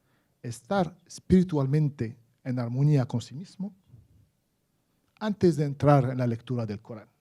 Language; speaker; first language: Spanish; non-native, fluent; Arabic